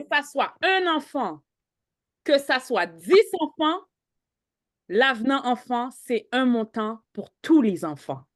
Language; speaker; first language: French; native; French